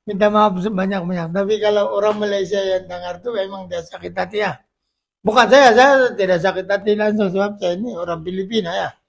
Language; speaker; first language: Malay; non-native, local second language; Filipino